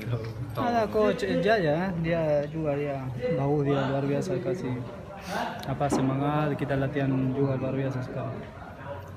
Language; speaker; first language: Indonesian; non-native, learner; Spanish